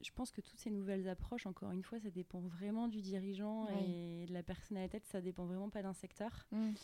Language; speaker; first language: French; native; French